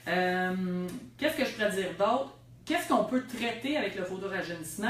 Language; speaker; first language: French; native; French